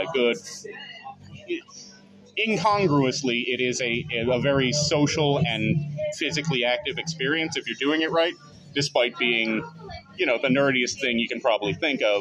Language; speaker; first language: English; native; English